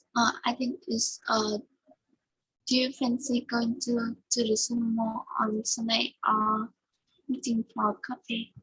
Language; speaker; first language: English; non-native, learner; Vietnamese